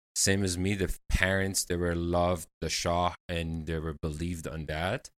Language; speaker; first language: English; non-native, fluent; Persian